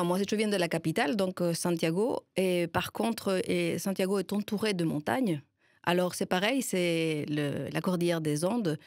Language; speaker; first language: French; non-native, fluent; Spanish